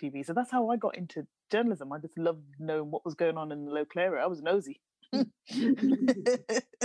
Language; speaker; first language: English; native; English